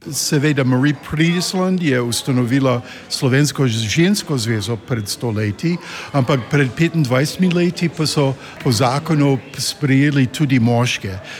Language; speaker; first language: Slovenian; early bilingual, heritage; Slovenian